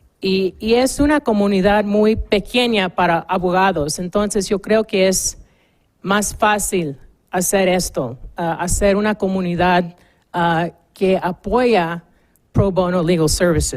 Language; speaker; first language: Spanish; non-native, learner; English